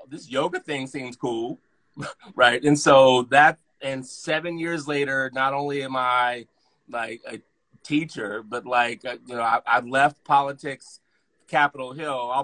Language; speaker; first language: English; native; English